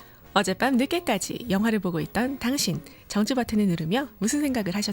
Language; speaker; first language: Korean; native; Korean